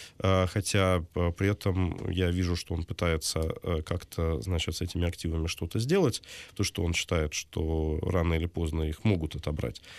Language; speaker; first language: Russian; native; Russian